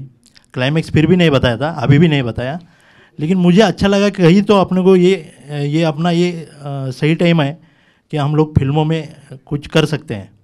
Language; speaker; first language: Hindi; non-native, local second language; Marathi